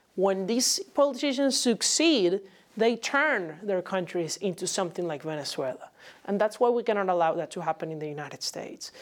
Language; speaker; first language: English; non-native, fluent; Spanish